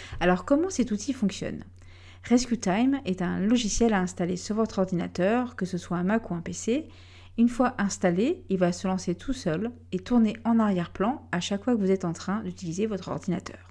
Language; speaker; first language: French; native; French